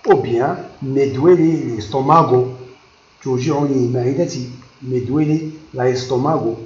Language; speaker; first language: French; non-native, local second language; Arabic